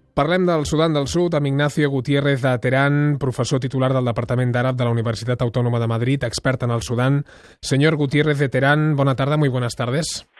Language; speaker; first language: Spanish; non-native, local second language; Catalan